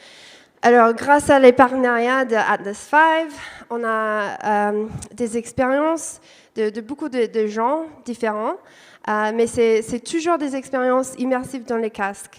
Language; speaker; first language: French; non-native, fluent; English